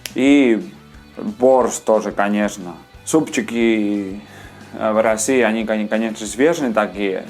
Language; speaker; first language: Russian; non-native, fluent; Spanish